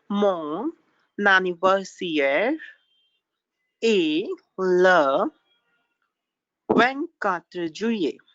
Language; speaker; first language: French; non-native, learner; Hindi